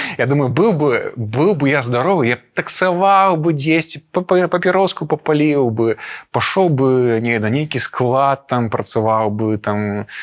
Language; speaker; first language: Belarusian; non-native, local second language; Russian